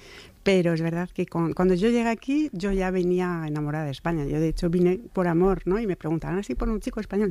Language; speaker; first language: Spanish; non-native, fluent; French